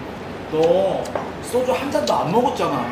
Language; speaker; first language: Korean; native; Korean